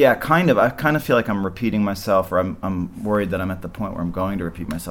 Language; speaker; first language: English; native; English